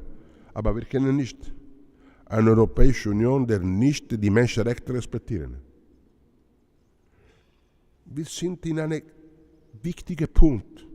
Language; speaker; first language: German; non-native, learner; Italian